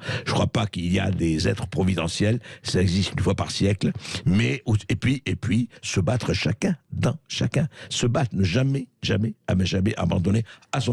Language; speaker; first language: French; native; French